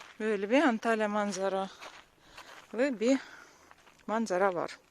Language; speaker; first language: Turkish; non-native, learner; Russian